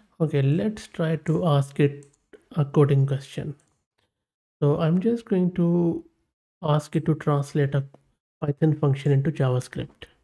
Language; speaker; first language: English; non-native, local second language; Urdu